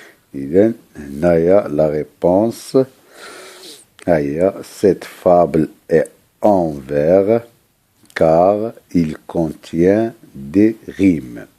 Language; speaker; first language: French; non-native, local second language; Arabic